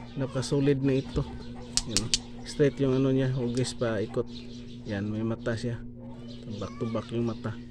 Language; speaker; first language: Filipino; non-native, local second language; Cebuano